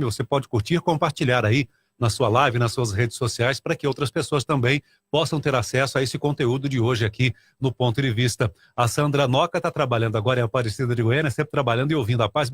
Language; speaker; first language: Portuguese; native; Portuguese